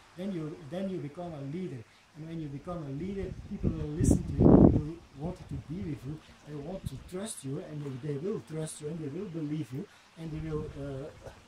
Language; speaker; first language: English; non-native, fluent; Dutch